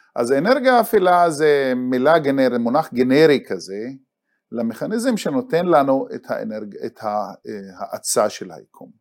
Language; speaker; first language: Hebrew; non-native, local second language; Arabic